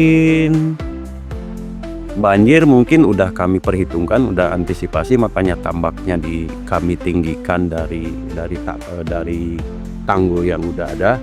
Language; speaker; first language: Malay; non-native, local second language; Sundanese